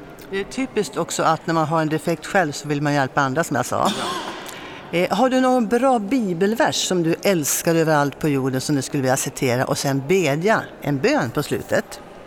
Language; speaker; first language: Swedish; native; Swedish